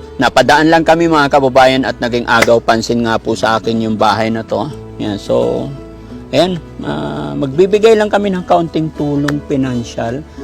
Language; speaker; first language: Filipino; native; Filipino